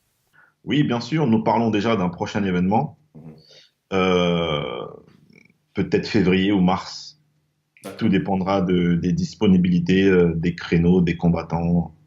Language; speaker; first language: French; native; French